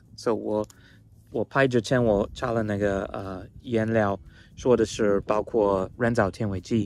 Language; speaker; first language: Chinese; non-native, fluent; English